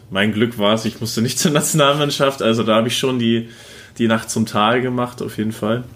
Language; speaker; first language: German; native; German